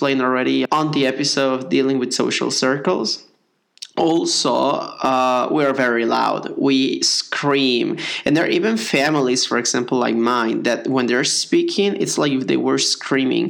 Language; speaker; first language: English; non-native, fluent; Spanish